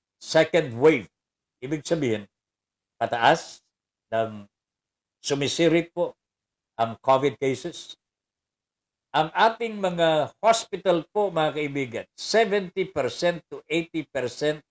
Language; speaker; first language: Filipino; native; Filipino